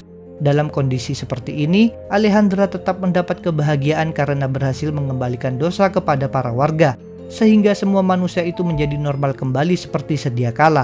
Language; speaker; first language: Indonesian; native; Indonesian